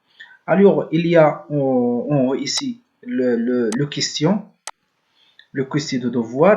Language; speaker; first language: French; non-native, learner; Arabic